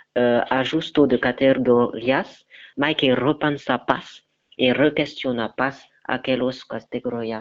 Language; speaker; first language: Catalan; non-native, learner; French